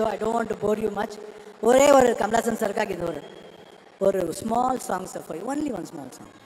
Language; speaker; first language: Tamil; non-native, fluent; Kannada